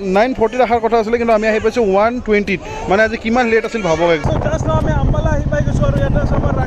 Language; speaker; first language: Assamese; native; Assamese